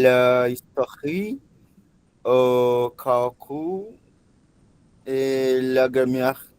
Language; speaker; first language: French; non-native, learner; Portuguese